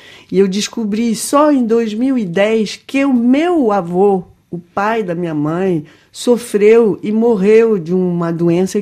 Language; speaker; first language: Portuguese; non-native, fluent; French